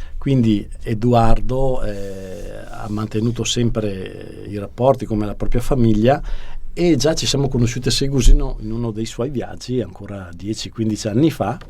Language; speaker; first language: Italian; native; Italian